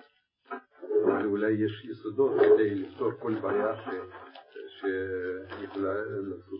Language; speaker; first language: Hebrew; non-native, fluent; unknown